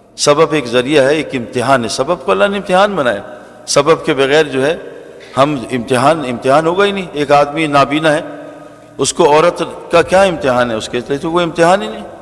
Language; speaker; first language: Urdu; native; Urdu